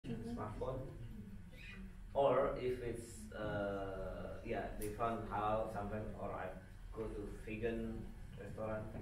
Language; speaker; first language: English; non-native, fluent; Indonesian